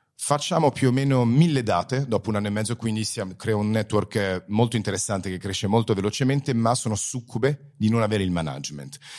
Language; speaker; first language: Italian; early bilingual, heritage; Italian